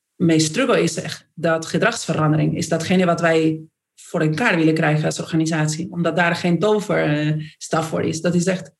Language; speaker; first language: Dutch; non-native, fluent; Spanish